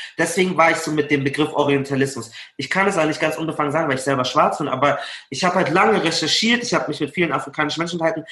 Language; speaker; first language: German; early bilingual, other home language; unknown